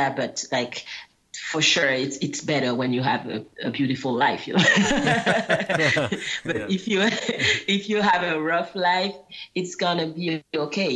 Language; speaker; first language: English; non-native, fluent; Guadeloupean Creole French